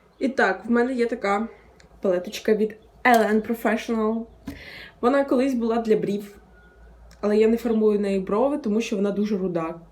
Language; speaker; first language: Ukrainian; non-native, local second language; Russian